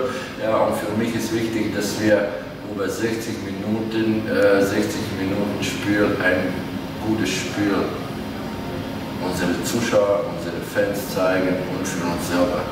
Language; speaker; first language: German; non-native, fluent; Latvian